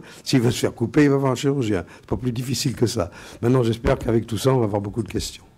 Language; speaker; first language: French; native; French